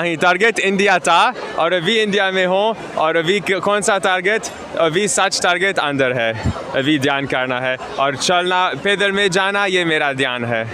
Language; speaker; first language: Hindi; non-native, learner; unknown